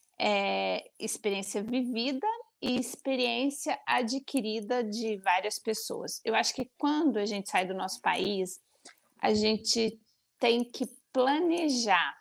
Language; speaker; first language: Portuguese; native; Portuguese